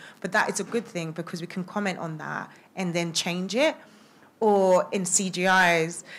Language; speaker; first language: English; native; English